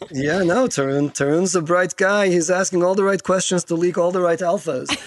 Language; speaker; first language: English; non-native, fluent; Turkish